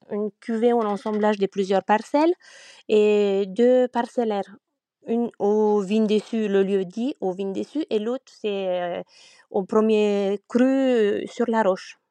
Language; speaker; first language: French; non-native, fluent; Romanian